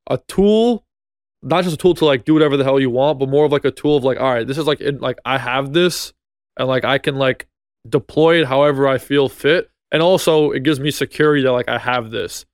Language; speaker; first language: English; native; English